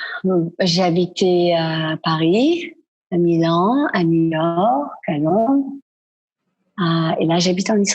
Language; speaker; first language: French; non-native, fluent; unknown